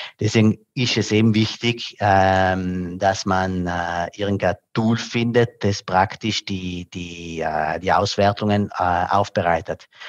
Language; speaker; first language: German; non-native, local second language; Italian